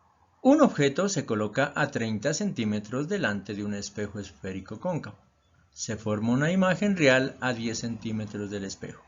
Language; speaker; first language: Spanish; native; Spanish